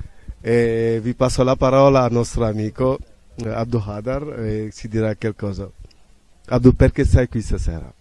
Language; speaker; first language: Italian; non-native, fluent; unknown